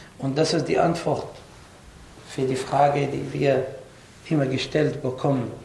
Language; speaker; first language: German; non-native, fluent; Arabic